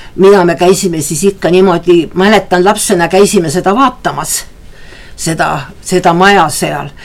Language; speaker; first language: Estonian; native; Estonian